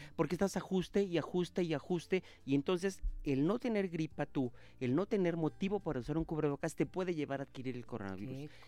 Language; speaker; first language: Spanish; native; Spanish